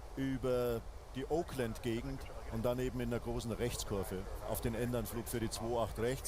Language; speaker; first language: German; native; German